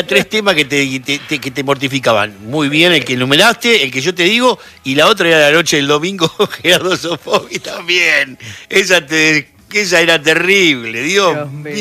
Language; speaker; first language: Spanish; native; Spanish